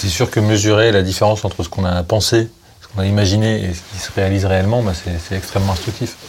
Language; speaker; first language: French; native; French